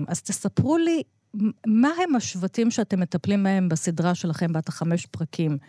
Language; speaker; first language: Hebrew; native; Hebrew